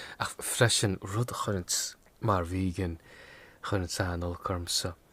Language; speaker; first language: Irish; non-native, local second language; English